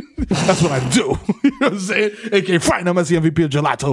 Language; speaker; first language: English; early bilingual, other home language; Spanish